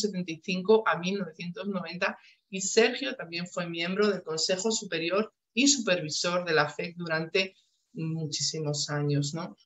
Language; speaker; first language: Spanish; native; Spanish